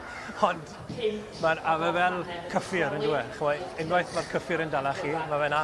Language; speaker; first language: Welsh; native; Welsh